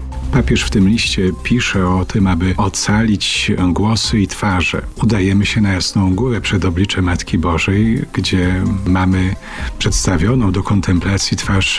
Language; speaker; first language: Polish; native; Polish